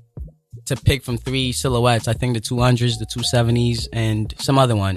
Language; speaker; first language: English; non-native, local second language; Yoruba